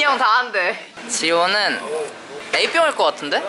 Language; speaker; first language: Korean; native; Korean